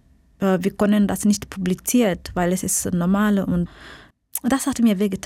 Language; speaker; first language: German; non-native, fluent; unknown